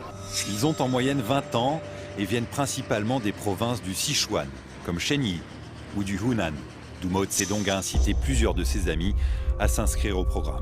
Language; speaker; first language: French; native; French